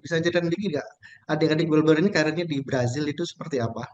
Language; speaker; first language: Indonesian; native; Indonesian